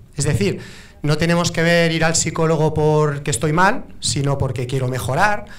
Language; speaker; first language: Spanish; native; Spanish